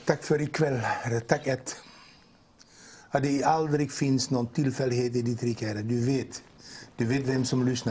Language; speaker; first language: Swedish; non-native, fluent; Dutch